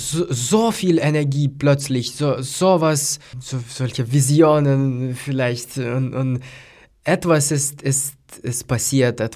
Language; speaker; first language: German; non-native, fluent; Lithuanian